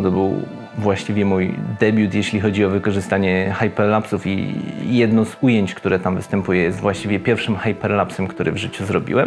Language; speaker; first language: Polish; native; Polish